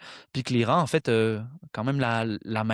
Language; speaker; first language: French; native; French